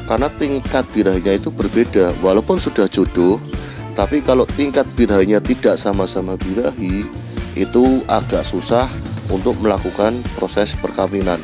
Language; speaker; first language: Indonesian; native; Indonesian